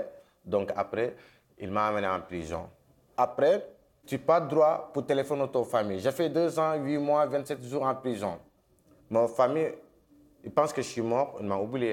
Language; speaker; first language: French; non-native, local second language; Wolof